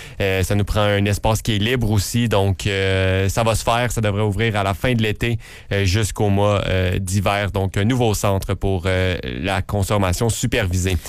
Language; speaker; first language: French; native; French